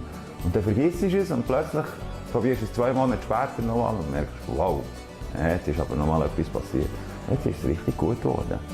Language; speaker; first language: German; native; German